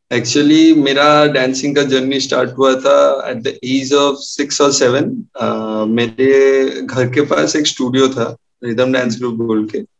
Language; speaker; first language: Hindi; non-native, local second language; Odia